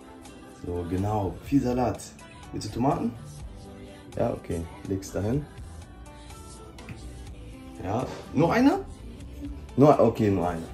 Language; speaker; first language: German; native; German